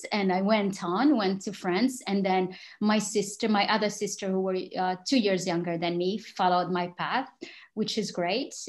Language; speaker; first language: English; non-native, fluent; Arabic